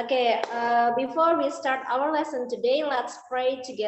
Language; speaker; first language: English; non-native, learner; Indonesian